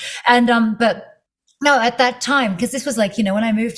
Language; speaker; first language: English; native; English